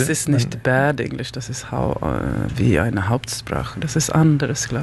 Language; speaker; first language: German; non-native, learner; Swedish